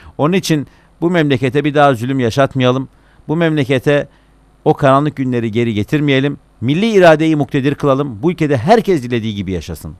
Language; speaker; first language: Turkish; native; Turkish